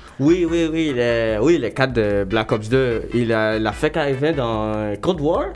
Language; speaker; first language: French; non-native, local second language; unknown